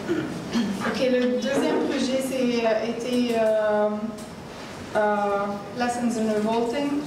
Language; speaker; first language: French; non-native, learner; Arabic